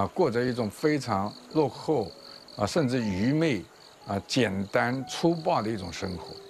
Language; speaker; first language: Chinese; non-native, local second language; Wu Chinese